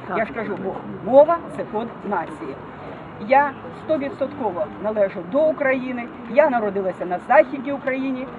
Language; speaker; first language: Ukrainian; native; Ukrainian